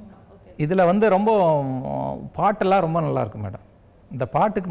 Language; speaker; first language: Tamil; native; Tamil